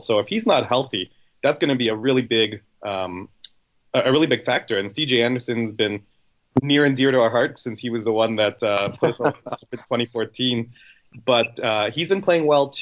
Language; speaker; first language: English; native; English